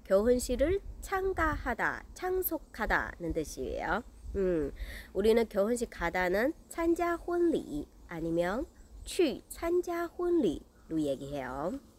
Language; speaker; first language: Korean; non-native, learner; Chinese